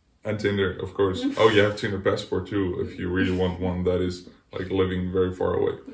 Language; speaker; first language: English; non-native, fluent; Dutch